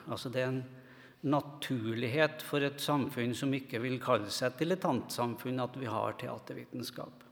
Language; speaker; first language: Norwegian; native; Norwegian